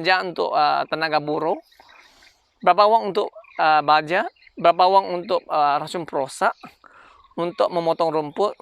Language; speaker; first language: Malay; non-native, local second language; Chinese